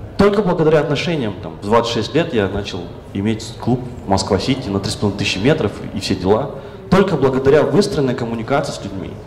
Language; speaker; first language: Russian; native; Russian